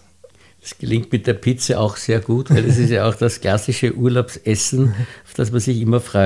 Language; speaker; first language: German; native; German